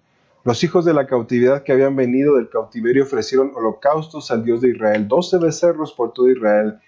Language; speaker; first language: Spanish; native; Spanish